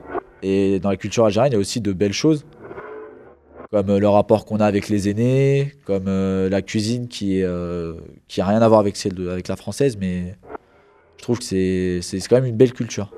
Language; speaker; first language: French; early bilingual, other home language; Kabyle